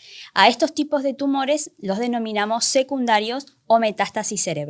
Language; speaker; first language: Spanish; native; Spanish